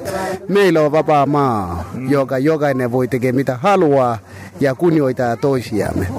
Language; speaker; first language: Finnish; non-native, fluent; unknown